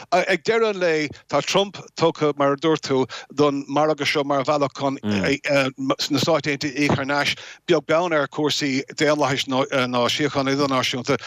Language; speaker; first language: Irish; non-native, local second language; English